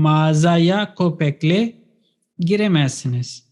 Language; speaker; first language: Turkish; non-native, fluent; Urdu